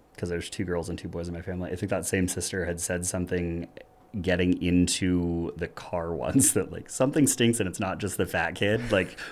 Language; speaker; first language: English; early bilingual, other home language; German